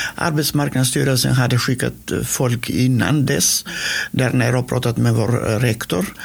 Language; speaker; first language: Swedish; non-native, fluent; Macedonian